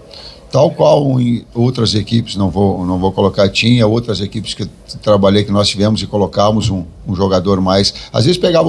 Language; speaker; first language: Portuguese; native; Portuguese